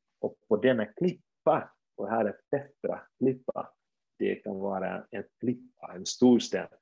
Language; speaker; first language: Swedish; non-native, fluent; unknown